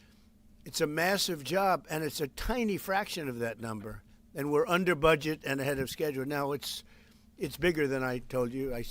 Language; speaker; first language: English; native; English